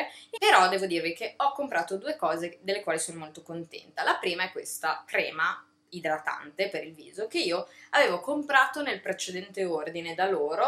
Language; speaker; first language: Italian; native; Italian